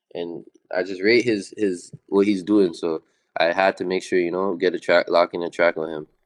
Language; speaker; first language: English; native; English